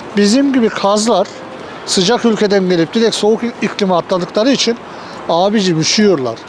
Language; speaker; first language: Turkish; native; Turkish